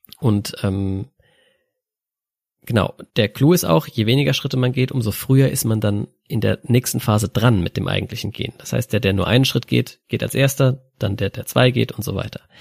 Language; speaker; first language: German; native; German